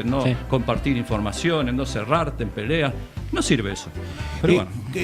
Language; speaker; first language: Spanish; native; Spanish